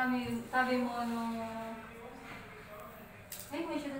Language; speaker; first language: Japanese; non-native, learner; Filipino